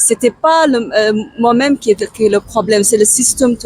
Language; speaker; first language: French; non-native, learner; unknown